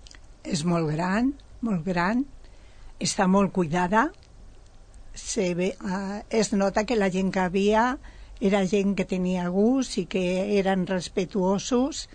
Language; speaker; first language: Catalan; non-native, local second language; Spanish